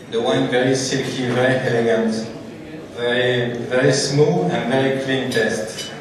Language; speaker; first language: English; non-native, fluent; French